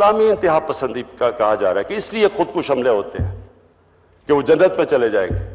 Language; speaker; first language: Urdu; native; Urdu